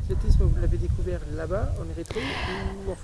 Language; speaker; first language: French; native; French